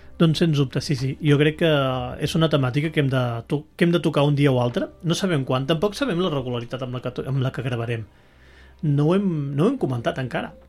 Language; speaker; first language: Catalan; native; Catalan